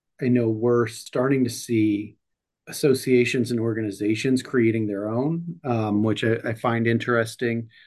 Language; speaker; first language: English; native; English